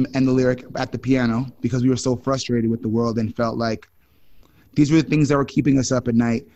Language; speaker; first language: English; native; English